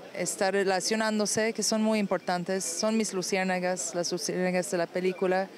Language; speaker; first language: Spanish; non-native, fluent; Persian